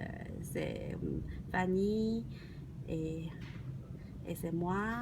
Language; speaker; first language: French; non-native, learner; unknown